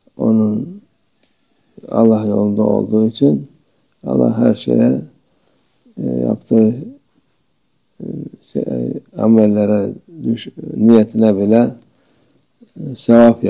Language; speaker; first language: Turkish; native; Turkish